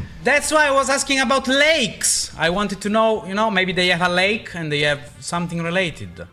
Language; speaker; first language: English; non-native, fluent; Italian